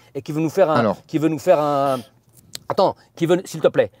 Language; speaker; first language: French; native; French